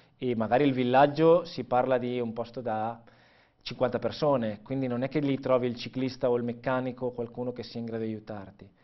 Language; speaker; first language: Italian; non-native, fluent; Catalan